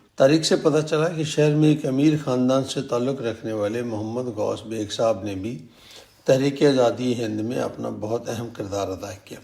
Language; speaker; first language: Urdu; native; Urdu